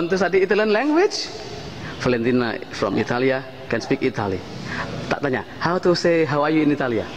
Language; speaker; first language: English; non-native, learner; Indonesian